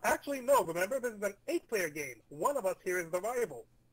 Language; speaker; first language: English; native; English